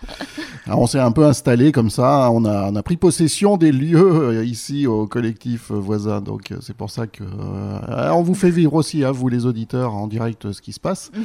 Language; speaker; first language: French; native; French